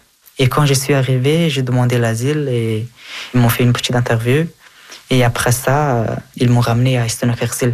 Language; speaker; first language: French; non-native, fluent; Persian